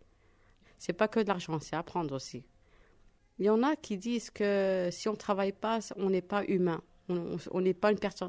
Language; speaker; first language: French; non-native, fluent; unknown